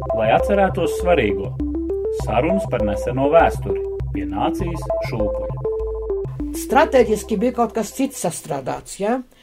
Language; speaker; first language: Latvian; non-native, local second language; Russian